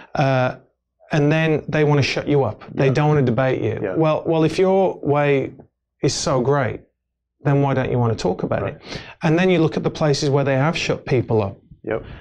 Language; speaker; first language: English; native; English